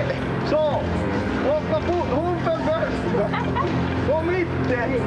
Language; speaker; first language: Swedish; native; Swedish